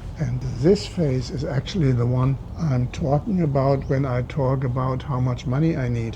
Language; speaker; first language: English; non-native, fluent; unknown